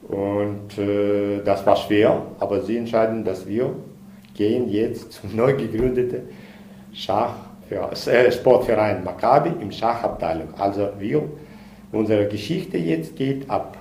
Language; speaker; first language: German; non-native, learner; Russian